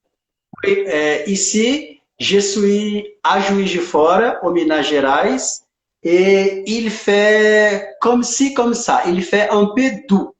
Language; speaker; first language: French; non-native, fluent; Portuguese